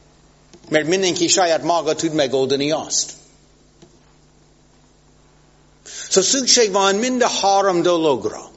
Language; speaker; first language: Hungarian; non-native, fluent; English